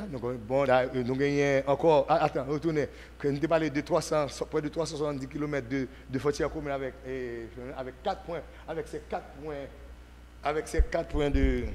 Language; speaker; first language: French; non-native, local second language; Haitian Creole